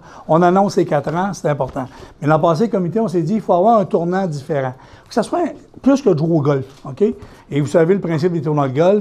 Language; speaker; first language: French; native; French